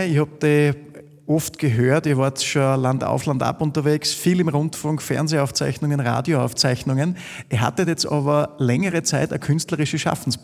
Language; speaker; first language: German; native; German